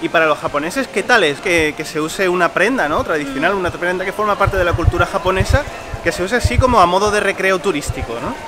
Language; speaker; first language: Spanish; native; Spanish